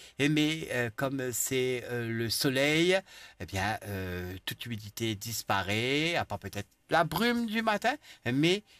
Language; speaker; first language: French; non-native, local second language; Morisyen